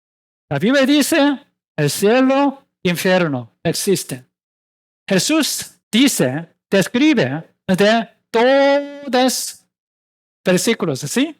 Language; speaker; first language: Spanish; non-native, learner; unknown